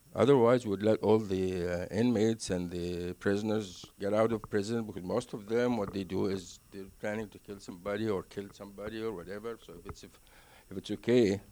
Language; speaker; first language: English; non-native, fluent; Arabic